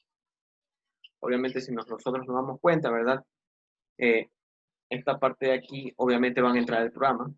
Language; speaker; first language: Spanish; native; Spanish